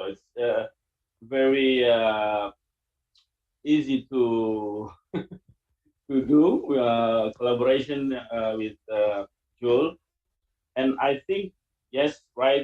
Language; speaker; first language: English; non-native, learner; Indonesian